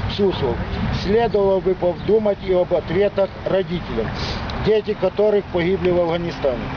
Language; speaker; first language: Russian; non-native, local second language; Ukrainian